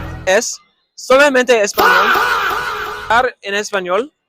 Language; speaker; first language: Spanish; non-native, learner; English